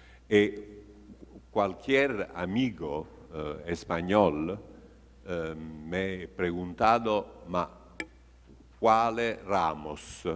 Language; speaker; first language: Spanish; non-native, fluent; Italian